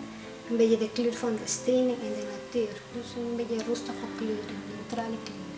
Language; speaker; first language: Dutch; non-native, fluent; Spanish